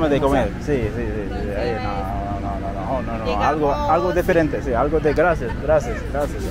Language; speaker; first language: Spanish; non-native, learner; English